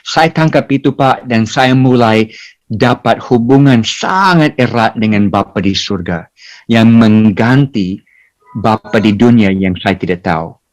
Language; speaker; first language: Indonesian; non-native, fluent; English